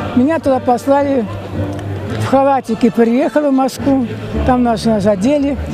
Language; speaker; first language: Russian; native; Russian